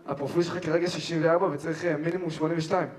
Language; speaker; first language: Hebrew; native; Hebrew